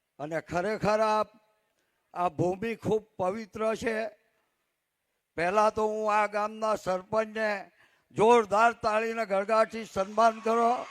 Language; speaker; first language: Gujarati; non-native, local second language; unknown